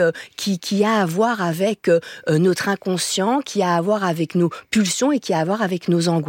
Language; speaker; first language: French; native; French